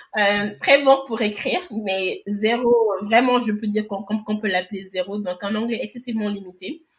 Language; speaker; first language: French; non-native, local second language; Wolof